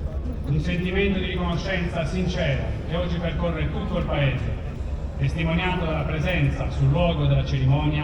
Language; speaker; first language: Italian; native; Italian